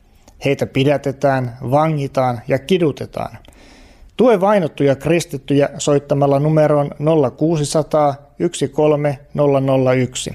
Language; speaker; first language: Finnish; native; Finnish